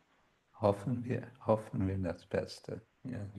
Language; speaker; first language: German; non-native, fluent; English